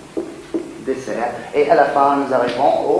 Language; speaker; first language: French; non-native, fluent; Arabic